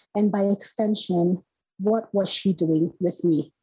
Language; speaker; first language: English; non-native, local second language; Igbo